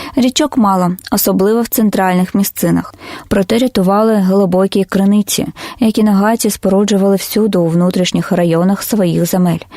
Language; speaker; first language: Ukrainian; non-native, local second language; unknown